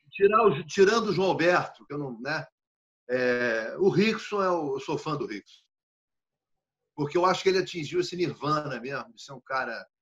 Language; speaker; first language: Portuguese; native; Portuguese